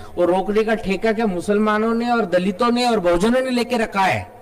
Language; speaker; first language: Hindi; non-native, local second language; Marathi